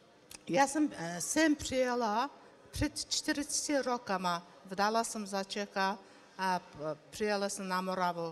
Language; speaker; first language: Czech; non-native, learner; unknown